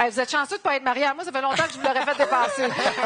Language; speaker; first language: French; native; French